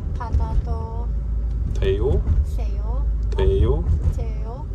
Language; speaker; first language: Korean; non-native, learner; Thai